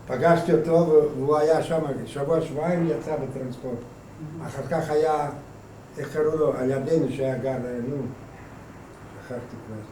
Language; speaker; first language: Hebrew; non-native, fluent; Hungarian